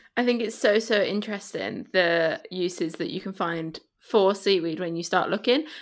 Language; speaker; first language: English; early bilingual, other home language; Spanish